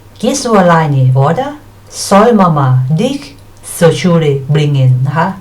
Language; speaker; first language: German; non-native, fluent; Thai